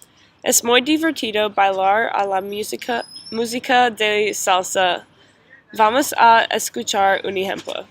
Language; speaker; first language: Spanish; non-native, learner; English